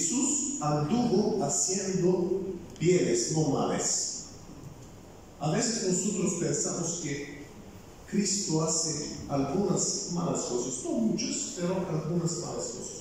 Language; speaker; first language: Spanish; non-native, fluent; Bulgarian